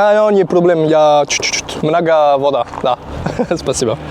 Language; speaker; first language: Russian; non-native, learner; French